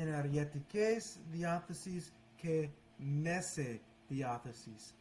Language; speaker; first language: Greek; non-native, learner; English